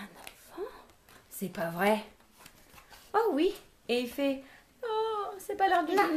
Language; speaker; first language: French; native; French